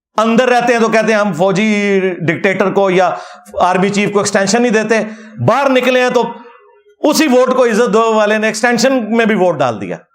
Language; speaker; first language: Urdu; non-native, local second language; Punjabi